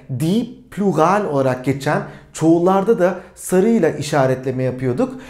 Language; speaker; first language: Turkish; native; Turkish